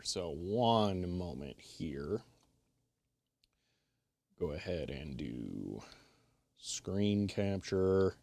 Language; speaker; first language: English; native; English